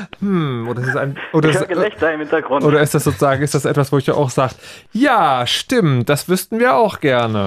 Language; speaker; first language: German; native; German